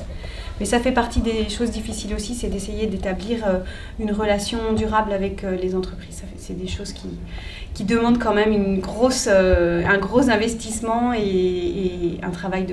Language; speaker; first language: French; native; French